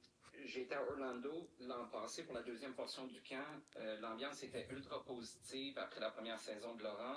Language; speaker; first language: French; native; French